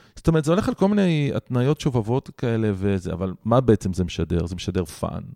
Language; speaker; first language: Hebrew; native; Hebrew